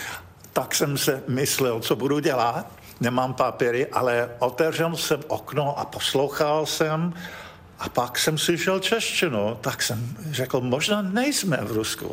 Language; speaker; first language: Czech; early bilingual, heritage; Czech